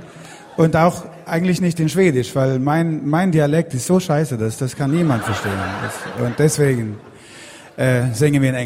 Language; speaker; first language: German; non-native, fluent; Swedish